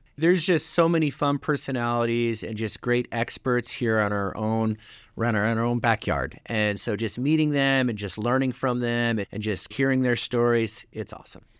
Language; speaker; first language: English; native; English